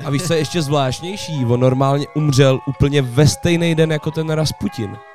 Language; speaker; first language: Czech; native; Czech